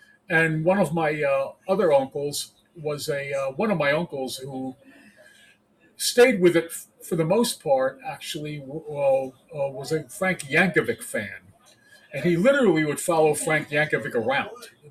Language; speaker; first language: English; native; English